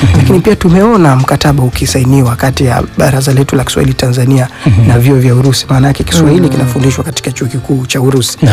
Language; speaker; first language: Swahili; native; Swahili